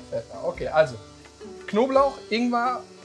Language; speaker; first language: German; native; German